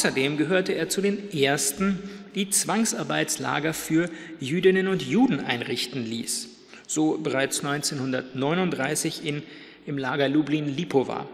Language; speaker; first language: German; native; German